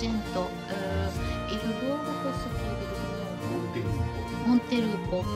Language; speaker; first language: Italian; non-native, learner; Japanese